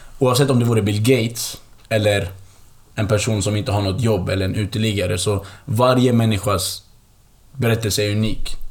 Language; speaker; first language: Swedish; early bilingual, other home language; Kurdish